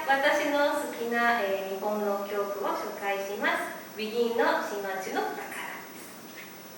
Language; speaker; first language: Japanese; non-native, learner; Spanish